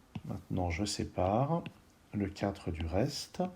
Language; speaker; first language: French; native; French